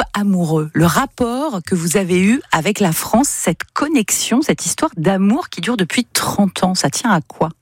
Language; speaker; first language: French; native; French